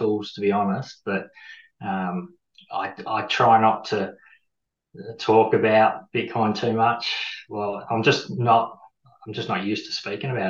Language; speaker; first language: English; native; English